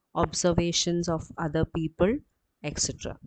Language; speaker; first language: English; non-native, local second language; Malayalam